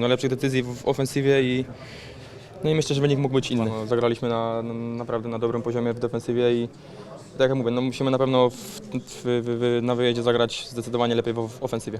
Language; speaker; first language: Polish; native; Polish